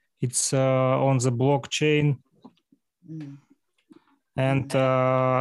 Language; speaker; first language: English; non-native, learner; Russian